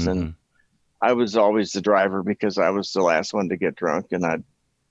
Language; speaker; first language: English; native; English